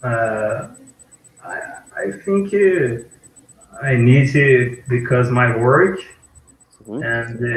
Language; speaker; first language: English; non-native, learner; Portuguese